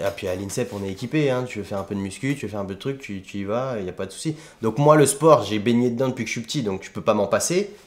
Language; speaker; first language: French; native; French